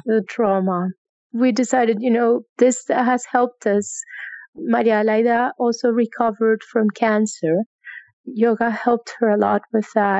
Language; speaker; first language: English; non-native, fluent; Spanish